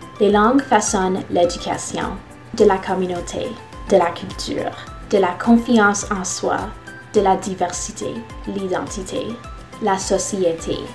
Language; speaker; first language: French; non-native, local second language; English